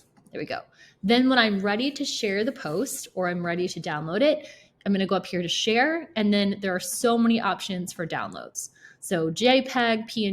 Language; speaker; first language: English; native; English